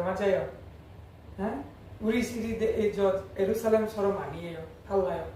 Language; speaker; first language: Korean; non-native, learner; English